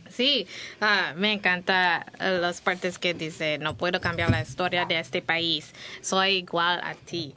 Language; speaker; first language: Spanish; non-native, learner; English